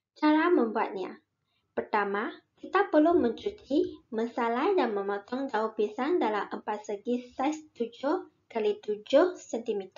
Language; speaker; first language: Malay; non-native, local second language; Min Nan Chinese